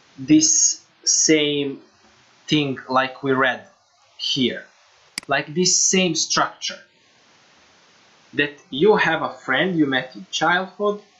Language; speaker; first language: English; non-native, fluent; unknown